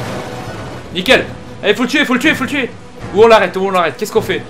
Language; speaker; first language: French; native; French